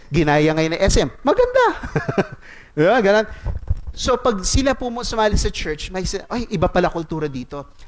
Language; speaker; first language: Filipino; non-native, local second language; Cebuano